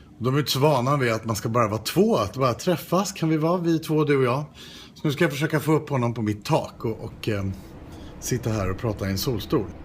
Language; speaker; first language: Swedish; native; Swedish